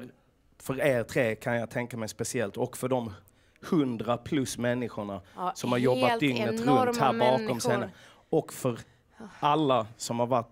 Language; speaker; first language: Swedish; native; Swedish